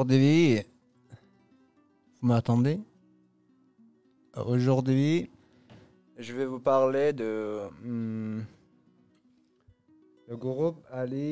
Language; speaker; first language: French; non-native, learner; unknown